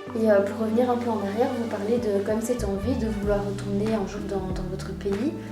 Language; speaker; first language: French; native; French